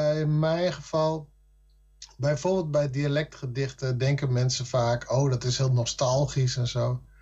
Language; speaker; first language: Dutch; non-native, local second language; Western Frisian